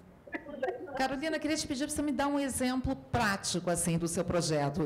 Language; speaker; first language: Portuguese; native; Portuguese